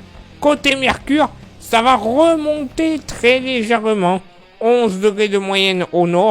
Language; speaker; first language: French; native; French